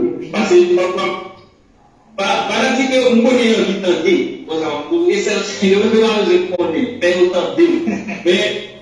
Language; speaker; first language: French; non-native, local second language; Haitian Creole